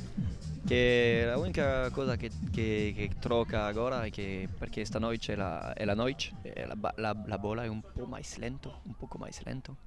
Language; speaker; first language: Portuguese; non-native, learner; Italian